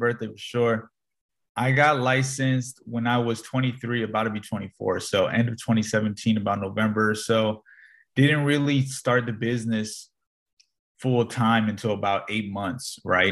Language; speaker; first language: English; native; English